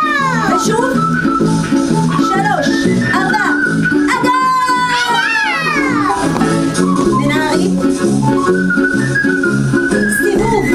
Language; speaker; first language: Hebrew; native; Hebrew